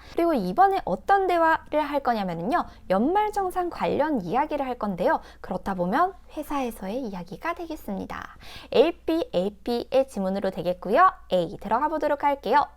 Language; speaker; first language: Korean; native; Korean